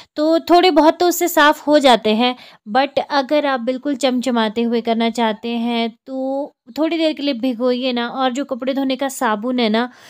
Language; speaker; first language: Hindi; native; Hindi